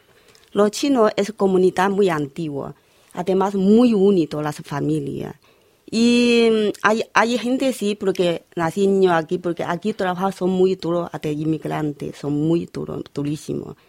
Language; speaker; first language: Spanish; non-native, learner; Chinese